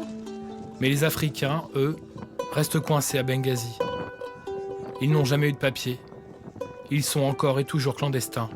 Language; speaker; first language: French; native; French